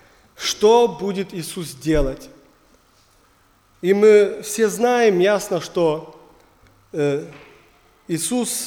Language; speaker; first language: Russian; non-native, learner; German